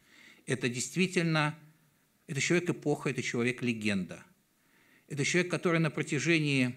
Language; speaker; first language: Russian; native; Russian